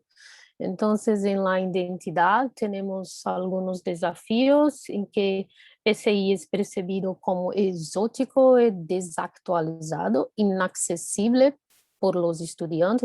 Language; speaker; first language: Spanish; non-native, fluent; Portuguese